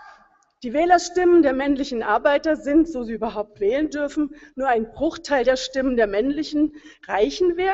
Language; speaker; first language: German; native; German